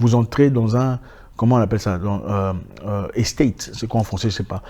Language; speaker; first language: French; native; French